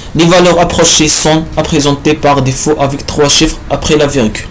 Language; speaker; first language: French; non-native, local second language; Arabic